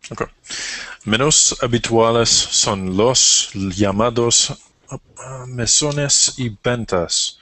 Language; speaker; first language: Spanish; non-native, learner; English